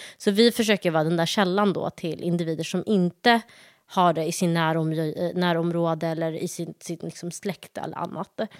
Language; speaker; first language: Swedish; early bilingual, other home language; Somali